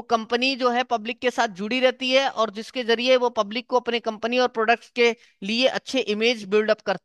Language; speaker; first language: Hindi; native; Hindi